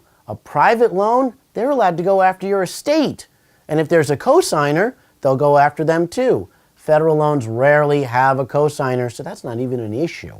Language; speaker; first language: English; native; English